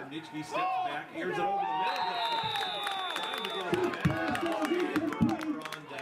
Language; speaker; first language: English; native; English